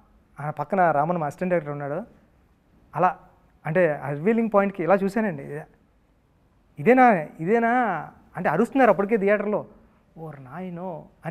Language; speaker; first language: Telugu; native; Telugu